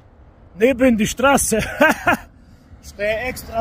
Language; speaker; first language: German; non-native, learner; Polish